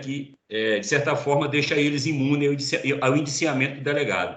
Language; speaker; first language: Portuguese; native; Portuguese